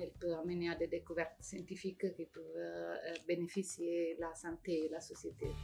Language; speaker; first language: French; non-native, fluent; Italian